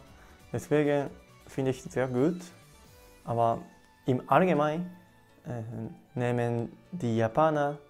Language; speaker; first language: German; non-native, learner; Japanese